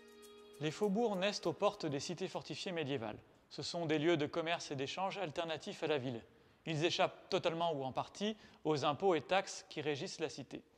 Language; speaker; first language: French; native; French